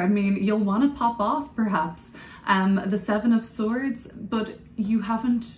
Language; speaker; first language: English; native; English